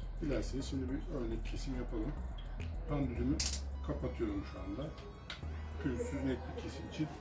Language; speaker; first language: Turkish; native; Turkish